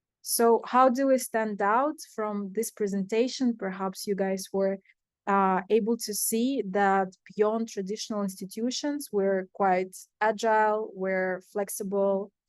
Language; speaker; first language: English; non-native, fluent; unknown